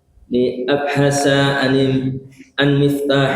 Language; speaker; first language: Arabic; non-native, learner; Javanese